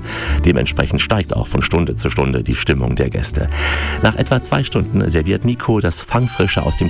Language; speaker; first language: German; native; German